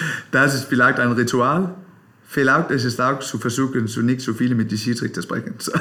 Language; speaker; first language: German; non-native, learner; Danish